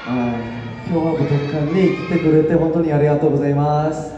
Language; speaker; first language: Japanese; non-native, learner; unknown